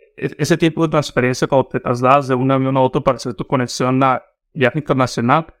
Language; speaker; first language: Spanish; native; Spanish